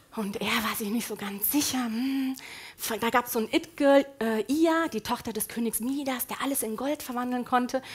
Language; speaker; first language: German; native; German